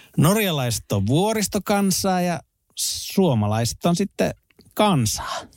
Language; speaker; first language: Finnish; native; Finnish